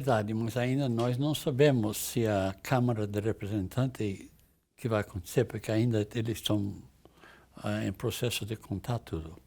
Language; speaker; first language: Portuguese; non-native, fluent; English